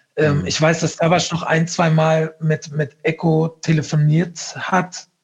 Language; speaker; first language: German; native; German